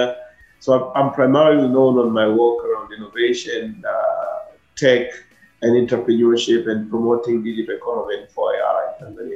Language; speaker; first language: English; non-native, local second language; Swahili